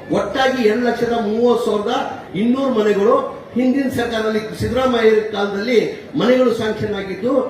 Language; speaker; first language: Kannada; non-native, local second language; Urdu